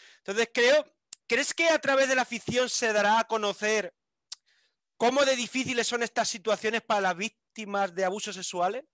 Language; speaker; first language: Spanish; native; Spanish